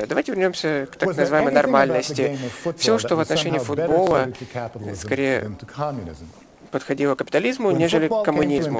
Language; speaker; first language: Russian; native; Russian